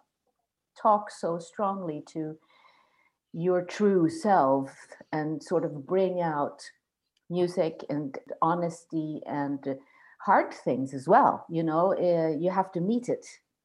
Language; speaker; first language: English; non-native, fluent; Swedish